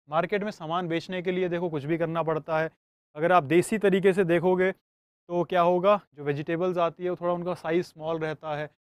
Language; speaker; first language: Hindi; native; Hindi